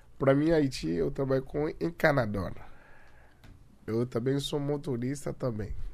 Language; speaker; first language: Portuguese; non-native, learner; Haitian Creole